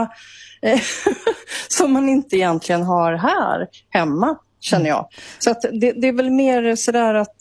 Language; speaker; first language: Swedish; native; Swedish